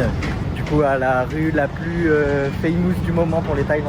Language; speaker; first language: French; native; French